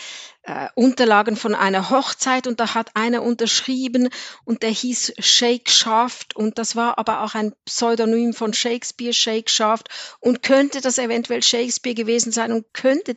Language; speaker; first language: German; native; German